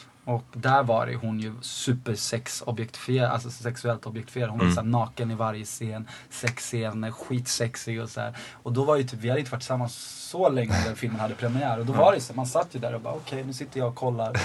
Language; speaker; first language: Swedish; native; Swedish